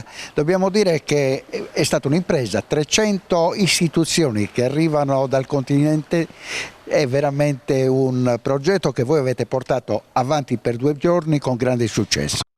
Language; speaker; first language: Italian; native; Italian